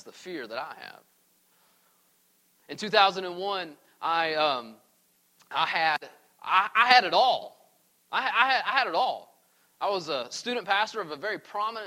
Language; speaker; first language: English; native; English